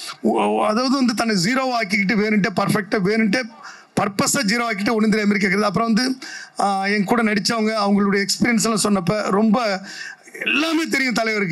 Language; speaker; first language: Tamil; native; Tamil